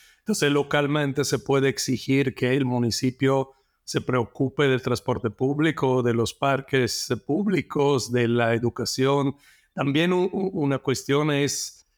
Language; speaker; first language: Spanish; non-native, fluent; Italian